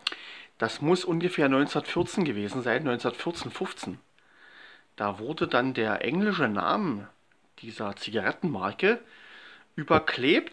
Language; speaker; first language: German; native; German